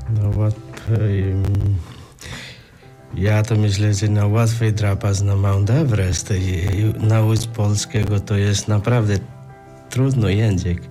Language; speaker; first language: Polish; non-native, learner; Nepali